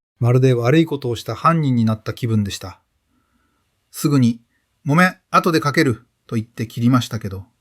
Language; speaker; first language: Japanese; non-native, fluent; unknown